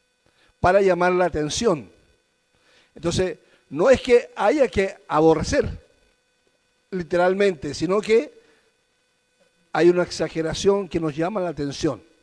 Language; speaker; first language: Spanish; native; Spanish